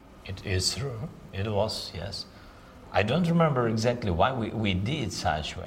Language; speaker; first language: English; non-native, learner; Russian